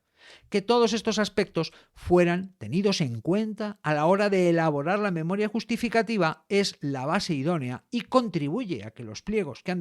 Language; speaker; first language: Spanish; native; Spanish